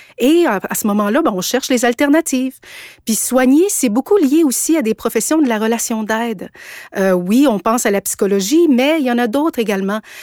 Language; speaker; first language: French; native; French